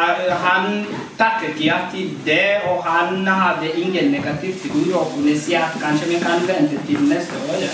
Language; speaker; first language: Norwegian; non-native, fluent; Kinyarwanda